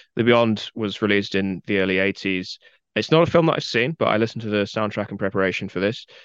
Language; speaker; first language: English; native; English